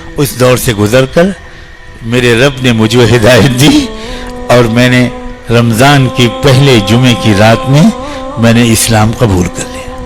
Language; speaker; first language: Urdu; native; Urdu